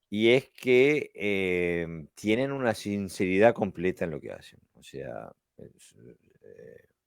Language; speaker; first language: Spanish; native; Spanish